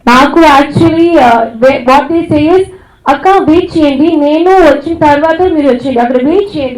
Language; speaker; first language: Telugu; non-native, learner; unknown